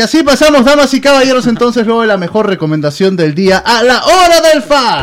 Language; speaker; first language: Spanish; native; Spanish